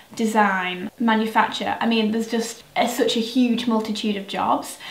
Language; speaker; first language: English; native; English